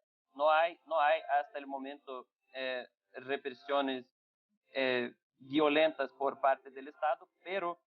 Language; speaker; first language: Spanish; non-native, fluent; Portuguese